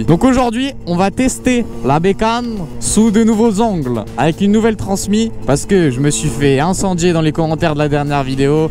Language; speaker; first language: French; native; French